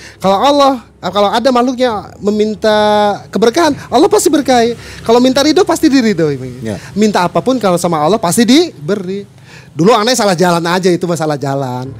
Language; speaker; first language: Indonesian; non-native, local second language; Sundanese